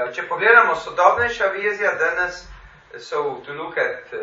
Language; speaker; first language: English; non-native, fluent; Slovenian